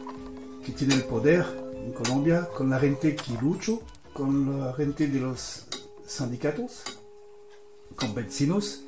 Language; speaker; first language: Spanish; non-native, fluent; French